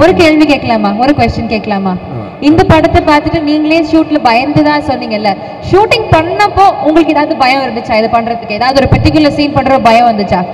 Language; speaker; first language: Tamil; native; Tamil